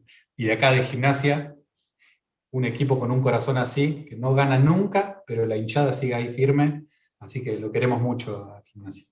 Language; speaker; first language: Spanish; native; Spanish